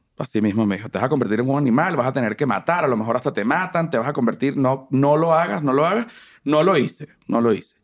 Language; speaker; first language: Spanish; native; Spanish